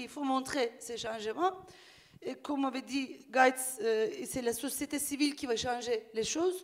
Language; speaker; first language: French; non-native, fluent; Turkish